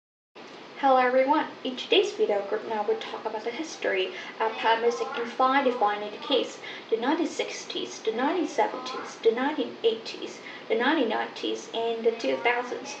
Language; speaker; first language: English; non-native, learner; Vietnamese